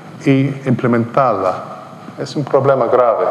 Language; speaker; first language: Spanish; non-native, fluent; English